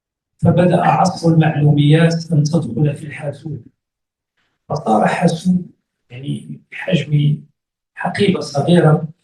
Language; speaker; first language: Arabic; native; Arabic